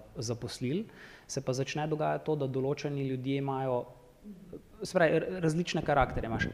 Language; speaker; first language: Slovenian; native; Slovenian